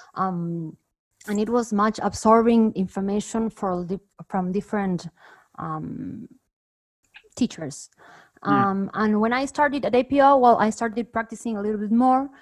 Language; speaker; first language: English; non-native, fluent; Spanish